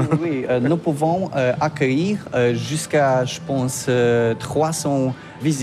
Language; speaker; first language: French; non-native, learner; Polish